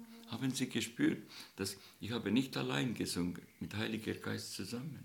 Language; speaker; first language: German; non-native, learner; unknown